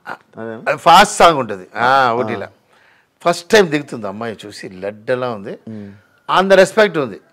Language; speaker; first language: Telugu; non-native, local second language; Tamil